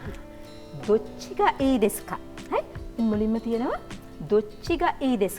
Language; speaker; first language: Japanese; non-native, fluent; Sinhala